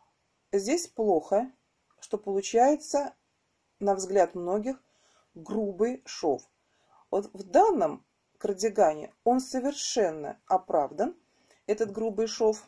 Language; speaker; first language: Russian; native; Russian